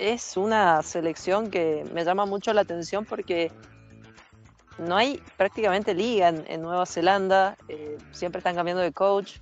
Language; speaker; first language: Spanish; native; Spanish